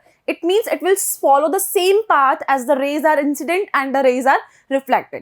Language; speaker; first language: English; non-native, local second language; Hindi